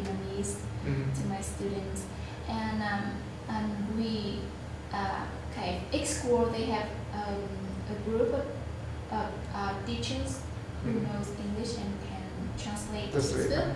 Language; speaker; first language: English; non-native, fluent; Vietnamese